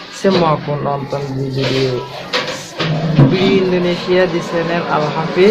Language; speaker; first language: Indonesian; non-native, learner; Bangla